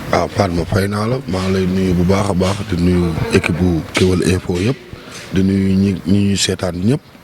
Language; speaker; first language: Wolof; native; Wolof